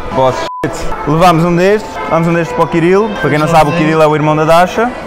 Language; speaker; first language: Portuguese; native; Portuguese